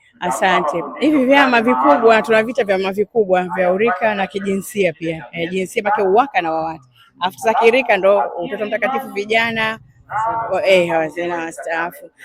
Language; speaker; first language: Swahili; native; Swahili